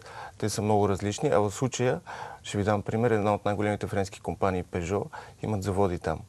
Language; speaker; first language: Bulgarian; native; Bulgarian